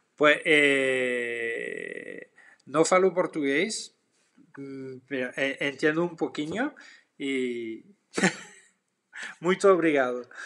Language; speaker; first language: Spanish; non-native, fluent; French